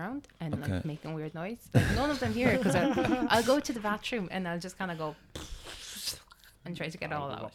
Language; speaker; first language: English; non-native, fluent; Polish